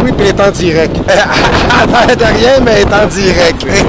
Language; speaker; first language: French; native; French